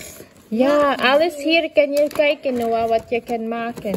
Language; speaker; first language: Dutch; non-native, learner; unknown